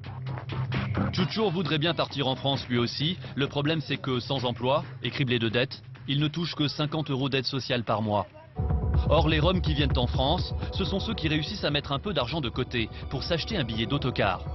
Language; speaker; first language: French; native; French